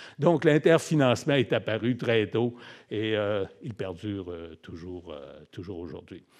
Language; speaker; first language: French; native; French